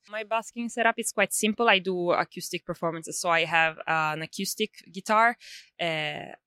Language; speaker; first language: English; non-native, fluent; Italian